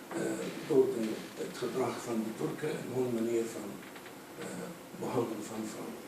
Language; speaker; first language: Dutch; non-native, fluent; Arabic